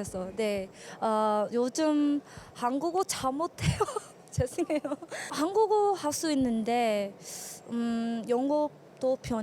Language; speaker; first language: Korean; early bilingual, heritage; English